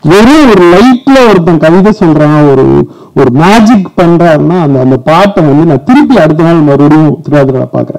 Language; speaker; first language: Tamil; native; Tamil